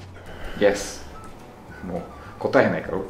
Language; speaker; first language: Japanese; native; Japanese